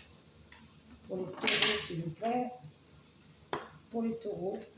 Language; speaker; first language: French; native; French